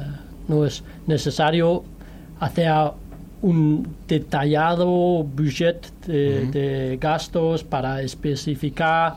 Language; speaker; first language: Spanish; non-native, fluent; Danish